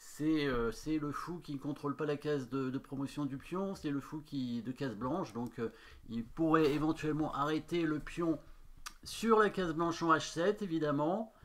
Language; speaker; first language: French; native; French